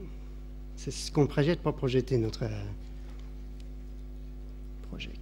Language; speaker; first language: French; non-native, fluent; English